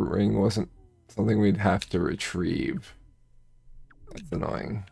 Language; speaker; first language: English; native; English